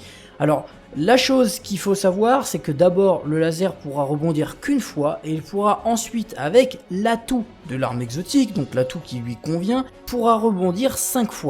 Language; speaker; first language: French; native; French